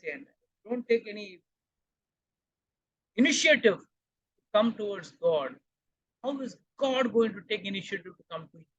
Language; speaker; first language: English; non-native, local second language; Hindi